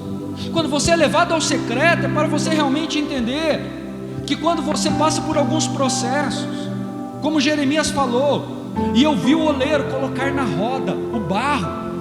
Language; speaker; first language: Portuguese; native; Portuguese